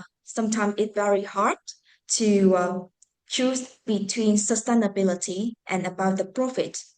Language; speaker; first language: English; non-native, fluent; Vietnamese